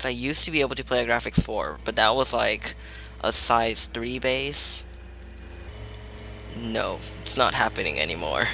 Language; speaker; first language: English; native; English